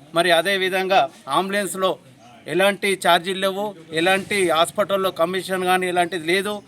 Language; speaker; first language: Telugu; native; Telugu